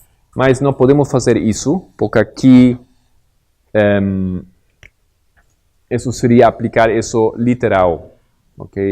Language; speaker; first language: Portuguese; non-native, fluent; Spanish